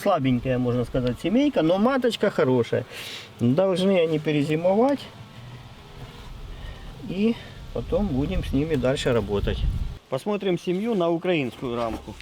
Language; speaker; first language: Russian; native; Russian